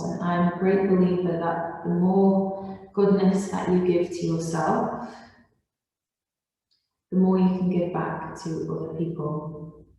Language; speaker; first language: English; native; English